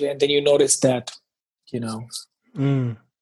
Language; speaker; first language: English; non-native, fluent; Hebrew